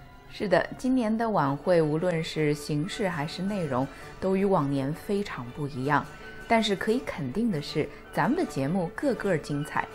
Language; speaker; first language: Chinese; native; Chinese